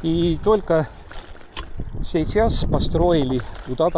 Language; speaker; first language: Russian; non-native, local second language; Estonian